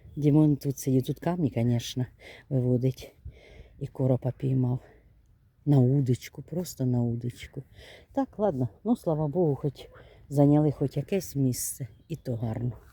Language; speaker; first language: Ukrainian; native; Ukrainian